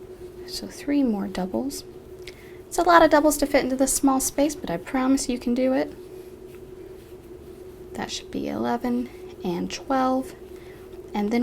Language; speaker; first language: English; native; English